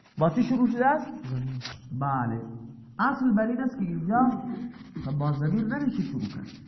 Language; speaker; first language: Persian; non-native, local second language; Baluchi